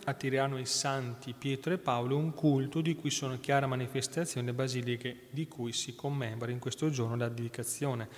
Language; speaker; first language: Italian; native; Italian